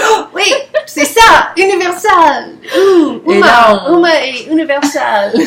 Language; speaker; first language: French; non-native, learner; English